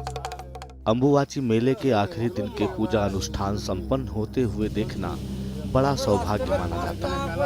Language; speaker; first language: Hindi; native; Hindi